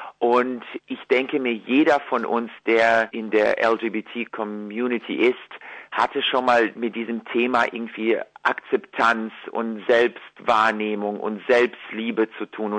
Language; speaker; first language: German; early bilingual, other home language; Russian